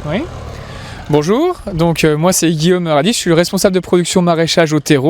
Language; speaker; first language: French; native; French